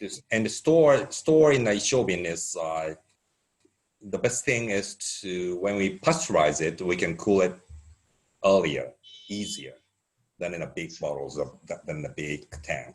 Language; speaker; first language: English; non-native, fluent; Japanese